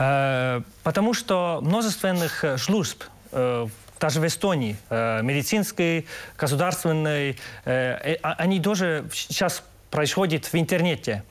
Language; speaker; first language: Russian; non-native, local second language; Estonian